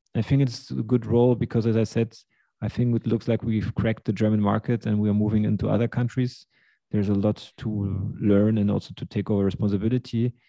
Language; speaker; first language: English; early bilingual, other home language; Russian